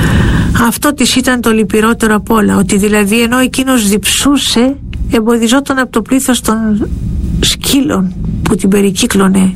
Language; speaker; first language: Greek; native; Greek